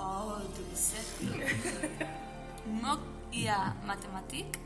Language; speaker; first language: German; non-native, learner; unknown